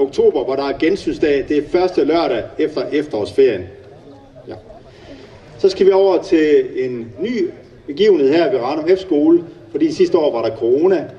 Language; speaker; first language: Danish; native; Danish